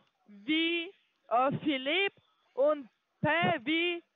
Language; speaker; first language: German; non-native, learner; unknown